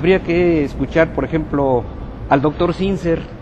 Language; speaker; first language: Spanish; native; Spanish